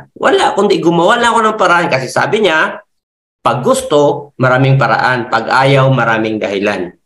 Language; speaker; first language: Filipino; non-native, local second language; Masbatenyo